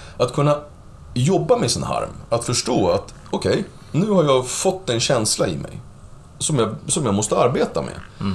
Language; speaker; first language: Swedish; native; Swedish